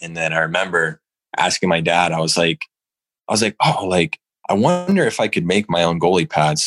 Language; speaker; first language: English; native; English